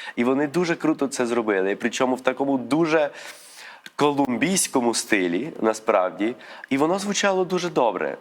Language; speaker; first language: Ukrainian; early bilingual, heritage; Ukrainian